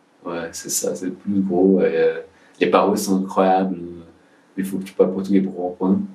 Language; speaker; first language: French; non-native, learner; Portuguese